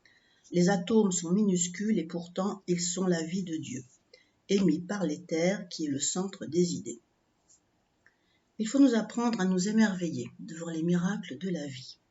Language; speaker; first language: French; native; French